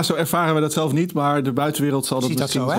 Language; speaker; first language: Dutch; native; Dutch